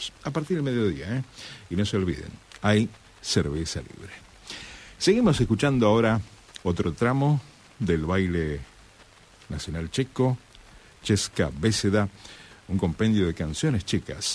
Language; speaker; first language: Spanish; native; Spanish